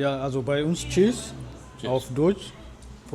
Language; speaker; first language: German; non-native, fluent; Amharic